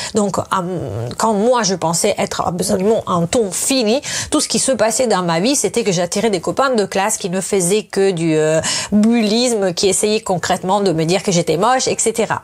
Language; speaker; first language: French; non-native, fluent; Italian